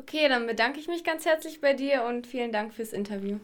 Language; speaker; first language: German; native; German